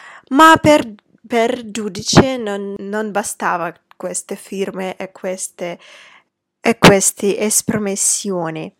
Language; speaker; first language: Italian; non-native, fluent; Russian